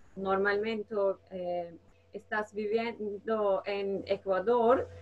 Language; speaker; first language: Spanish; non-native, learner; Turkish